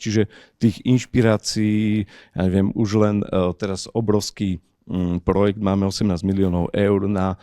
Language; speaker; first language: Slovak; native; Slovak